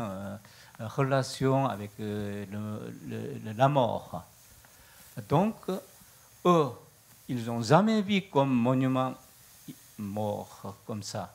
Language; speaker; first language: French; non-native, learner; Korean